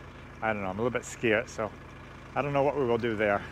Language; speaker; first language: English; native; English